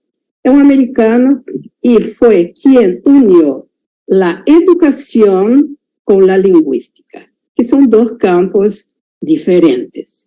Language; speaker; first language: Spanish; non-native, fluent; Portuguese